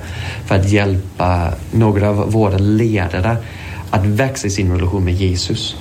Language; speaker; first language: Swedish; non-native, fluent; English